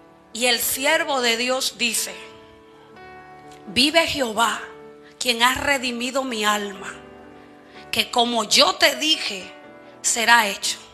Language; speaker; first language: Spanish; native; Spanish